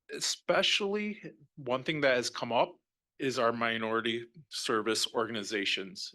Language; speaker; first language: English; native; English